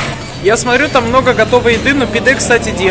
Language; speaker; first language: Russian; native; Russian